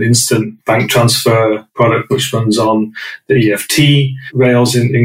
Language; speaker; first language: English; native; English